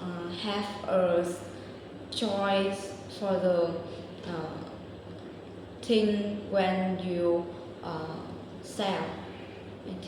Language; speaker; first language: English; non-native, learner; Vietnamese